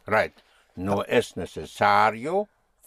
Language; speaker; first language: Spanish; non-native, fluent; English